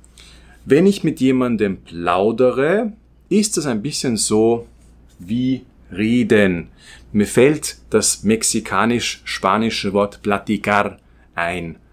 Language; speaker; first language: German; non-native, fluent; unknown